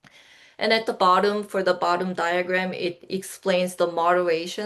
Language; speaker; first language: English; non-native, fluent; Korean